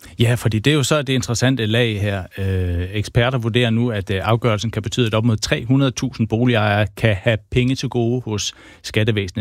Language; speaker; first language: Danish; native; Danish